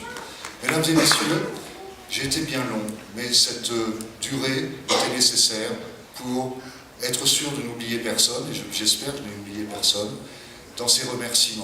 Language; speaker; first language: French; native; French